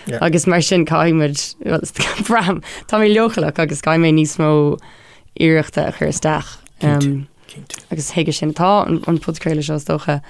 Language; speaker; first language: Irish; non-native, local second language; English